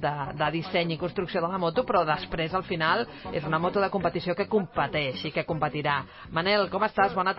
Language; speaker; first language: Catalan; native; Catalan